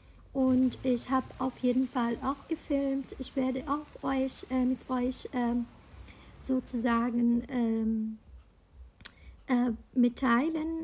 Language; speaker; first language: German; non-native, fluent; Arabic